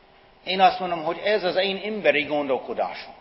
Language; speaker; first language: Hungarian; non-native, fluent; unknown